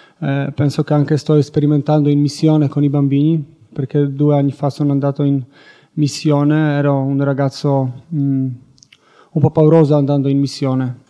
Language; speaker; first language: Italian; non-native, fluent; Polish